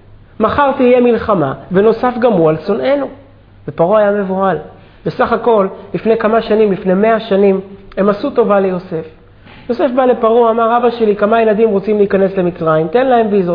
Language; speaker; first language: Hebrew; native; Hebrew